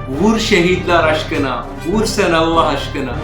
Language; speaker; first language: Turkish; non-native, learner; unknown